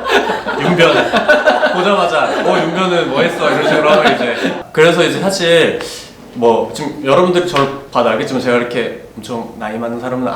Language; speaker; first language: Korean; native; Korean